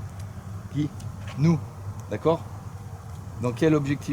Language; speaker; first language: French; native; French